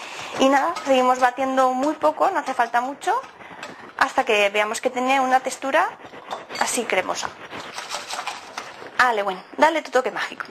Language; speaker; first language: Spanish; native; Spanish